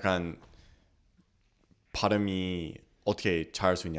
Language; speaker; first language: Korean; non-native, learner; English